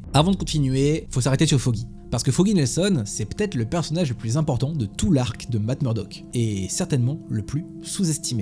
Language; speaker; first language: French; native; French